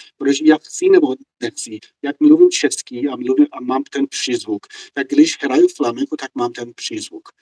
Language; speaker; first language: Czech; non-native, fluent; Persian